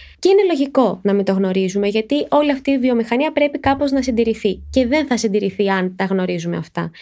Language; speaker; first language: Greek; native; Greek